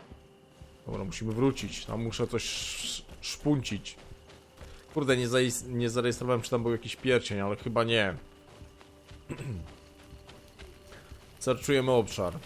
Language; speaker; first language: Polish; native; Polish